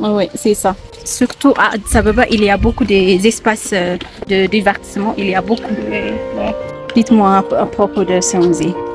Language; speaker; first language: French; non-native, learner; Amharic